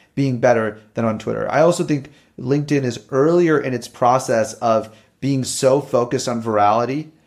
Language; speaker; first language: English; native; English